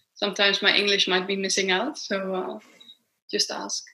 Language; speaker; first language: English; non-native, fluent; Dutch